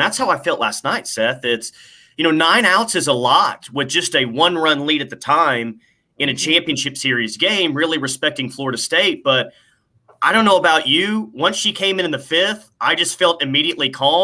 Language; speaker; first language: English; native; English